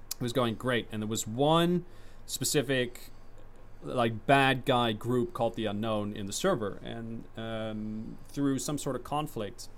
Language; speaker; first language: English; non-native, fluent; Dutch